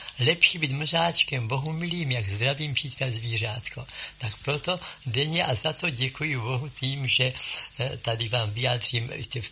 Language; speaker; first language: Czech; non-native, learner; Italian